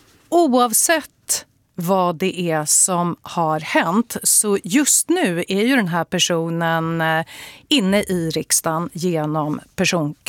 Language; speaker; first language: Swedish; native; Swedish